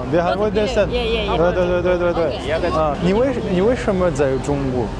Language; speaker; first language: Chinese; non-native, learner; French